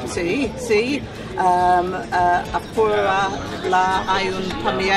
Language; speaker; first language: Spanish; non-native, learner; English